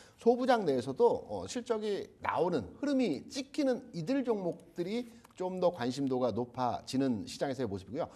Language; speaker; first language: Korean; native; Korean